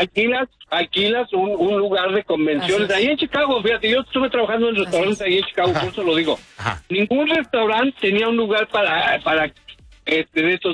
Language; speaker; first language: Spanish; native; Spanish